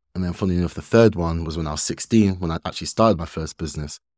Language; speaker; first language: English; early bilingual, other home language; Yoruba